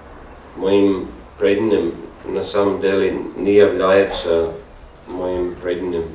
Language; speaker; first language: Russian; non-native, learner; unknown